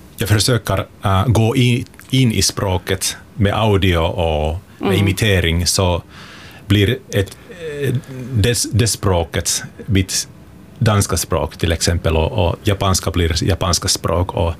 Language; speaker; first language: Swedish; non-native, local second language; Finnish